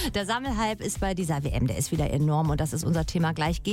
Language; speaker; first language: German; native; German